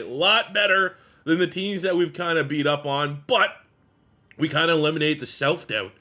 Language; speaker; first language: English; native; English